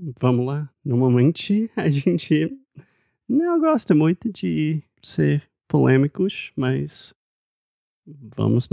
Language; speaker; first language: Portuguese; non-native, fluent; English